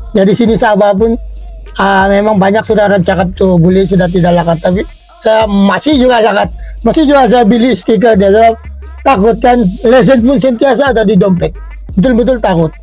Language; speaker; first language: Malay; non-native, fluent; Filipino